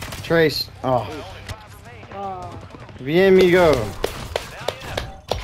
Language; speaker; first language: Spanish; non-native, learner; English